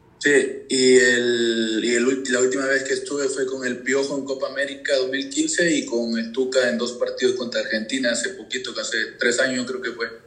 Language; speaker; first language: Spanish; native; Spanish